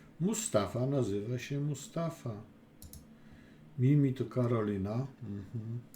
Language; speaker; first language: Polish; native; Polish